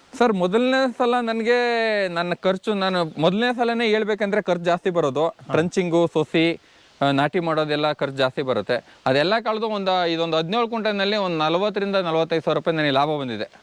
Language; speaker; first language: Kannada; native; Kannada